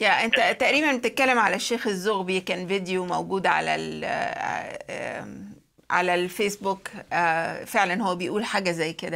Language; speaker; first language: Arabic; native; Arabic